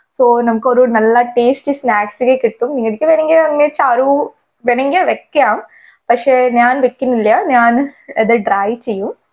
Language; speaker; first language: Malayalam; non-native, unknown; Hindi